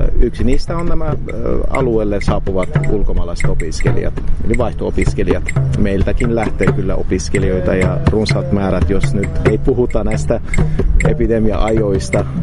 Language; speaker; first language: Finnish; non-native, fluent; Arabic